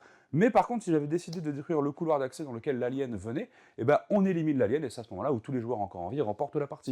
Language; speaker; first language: French; native; French